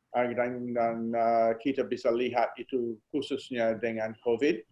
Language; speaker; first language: Indonesian; non-native, fluent; English